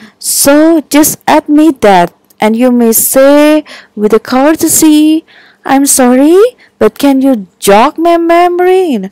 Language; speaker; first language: English; non-native, fluent; Indonesian